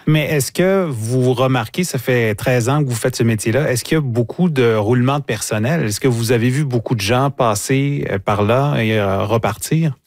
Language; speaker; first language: French; native; French